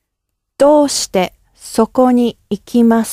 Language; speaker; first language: Japanese; non-native, learner; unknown